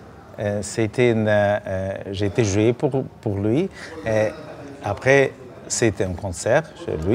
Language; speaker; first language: French; non-native, learner; Russian